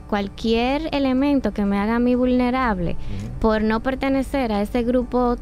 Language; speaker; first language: Spanish; native; Spanish